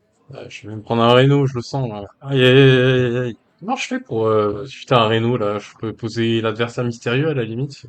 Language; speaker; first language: French; native; French